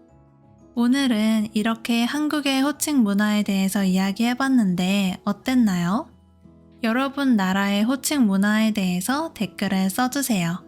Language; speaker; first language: Korean; native; Korean